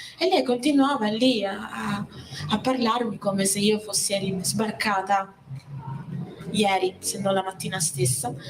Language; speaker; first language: Italian; native; Italian